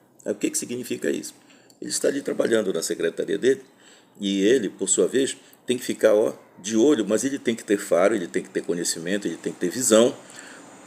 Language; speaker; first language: Portuguese; native; Portuguese